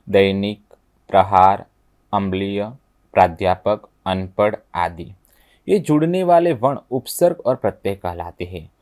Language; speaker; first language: Hindi; non-native, local second language; Gujarati